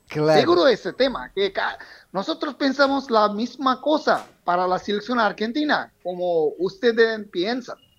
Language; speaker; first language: Spanish; non-native, fluent; Bangla